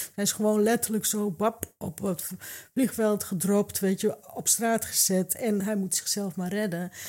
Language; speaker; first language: Dutch; early bilingual, other home language; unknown